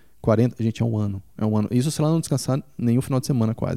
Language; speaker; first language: Portuguese; native; Portuguese